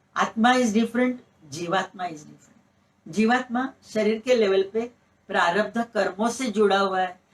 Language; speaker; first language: Hindi; non-native, local second language; Marathi